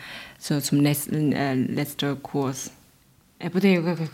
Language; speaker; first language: German; non-native, fluent; Chinese